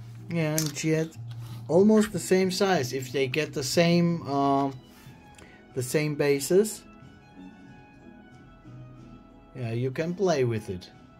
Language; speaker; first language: English; non-native, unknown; German